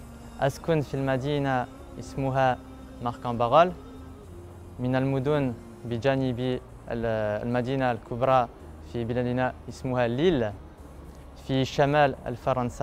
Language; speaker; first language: Arabic; non-native, learner; French